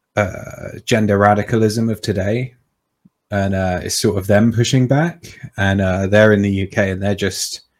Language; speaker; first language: English; native; English